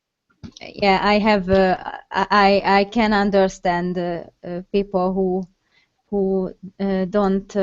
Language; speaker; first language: English; non-native, learner; Hungarian